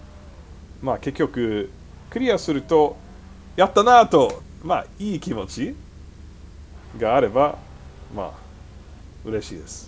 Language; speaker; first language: Japanese; non-native, fluent; English